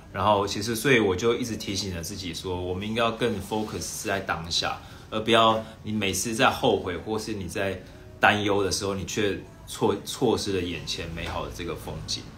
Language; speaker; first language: Chinese; native; Chinese